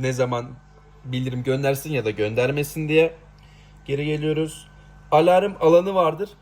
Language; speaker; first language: Turkish; native; Turkish